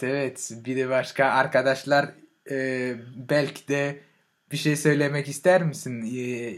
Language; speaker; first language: Turkish; non-native, fluent; French